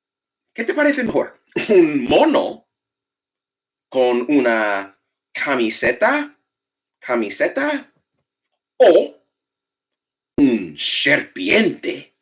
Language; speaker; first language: Spanish; non-native, fluent; English